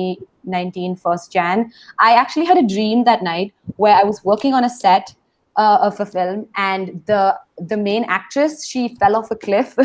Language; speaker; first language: English; non-native, local second language; Hindi